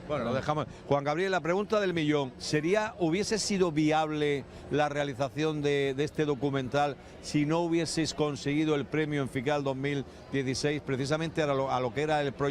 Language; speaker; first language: Spanish; native; Spanish